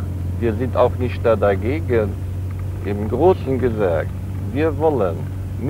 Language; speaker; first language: German; non-native, local second language; Luxembourgish